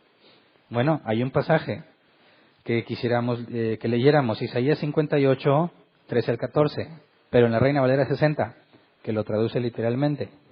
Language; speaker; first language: Spanish; native; Spanish